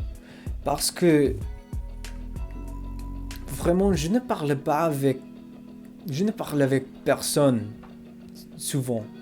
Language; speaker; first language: French; non-native, learner; English